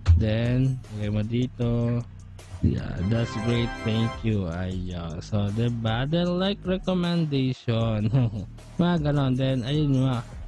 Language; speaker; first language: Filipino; native; Filipino